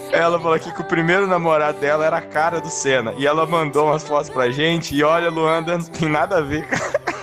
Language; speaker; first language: Portuguese; native; Portuguese